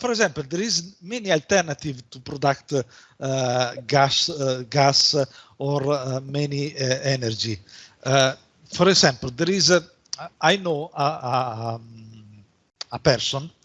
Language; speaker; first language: English; non-native, learner; Italian